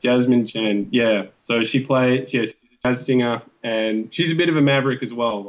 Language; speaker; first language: English; native; English